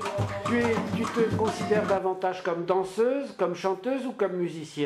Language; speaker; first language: French; native; French